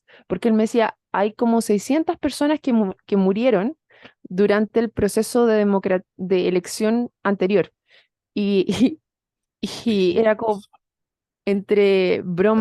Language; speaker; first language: Spanish; native; Spanish